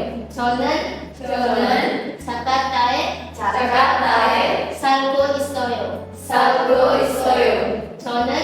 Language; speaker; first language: Korean; non-native, learner; Indonesian